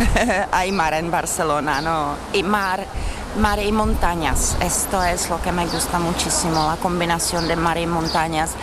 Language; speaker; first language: Spanish; non-native, fluent; Czech